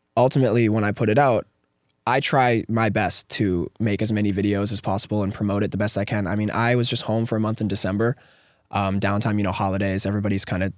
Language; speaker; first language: English; native; English